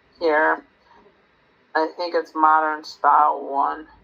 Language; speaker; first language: English; native; English